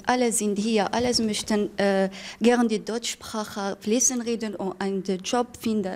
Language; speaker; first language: German; non-native, learner; Arabic